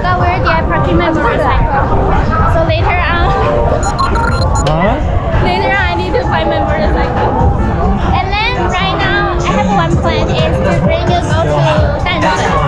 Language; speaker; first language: English; non-native, learner; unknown